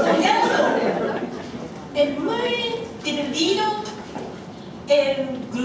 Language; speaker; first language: Spanish; non-native, learner; Japanese